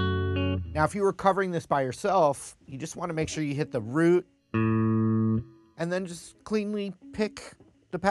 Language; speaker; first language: English; native; English